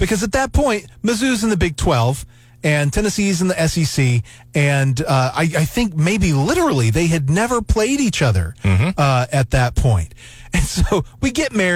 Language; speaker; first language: English; native; English